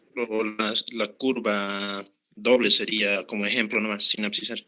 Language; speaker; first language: Spanish; native; Spanish